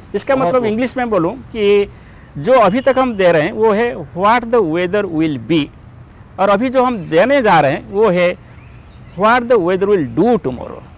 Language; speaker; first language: Hindi; non-native, local second language; Odia